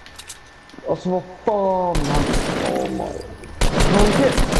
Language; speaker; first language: Swedish; early bilingual, other home language; Turkish